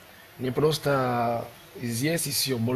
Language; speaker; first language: Russian; non-native, learner; Spanish